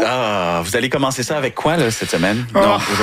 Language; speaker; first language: French; native; French